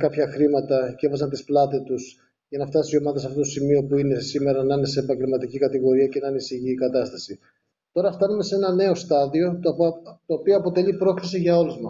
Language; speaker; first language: Greek; native; Greek